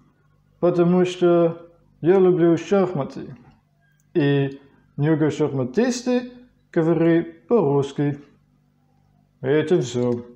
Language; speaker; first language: Russian; non-native, learner; German